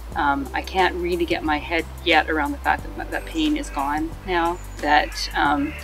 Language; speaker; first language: English; native; English